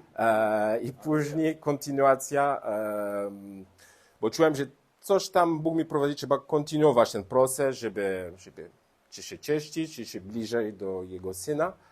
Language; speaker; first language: Polish; non-native, learner; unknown